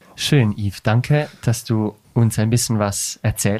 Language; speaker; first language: German; native; German